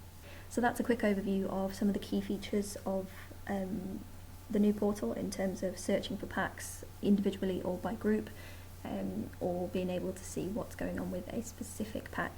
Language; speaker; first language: English; native; English